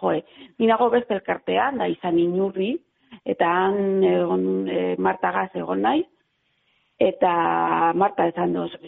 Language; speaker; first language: Basque; non-native, local second language; Spanish